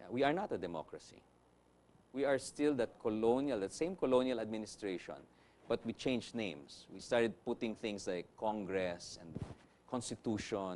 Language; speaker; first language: English; non-native, local second language; Filipino